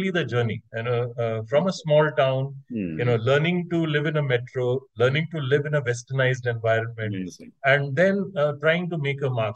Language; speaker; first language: English; non-native, local second language; Hindi